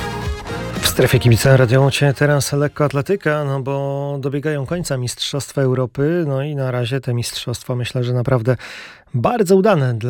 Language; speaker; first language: Polish; native; Polish